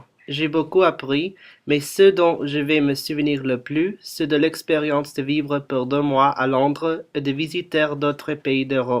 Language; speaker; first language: French; non-native, learner; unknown